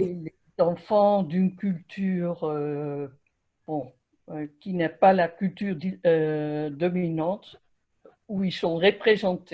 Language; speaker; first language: French; non-native, fluent; Dutch